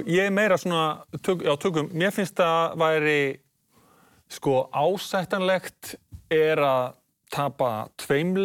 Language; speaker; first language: Icelandic; native; Icelandic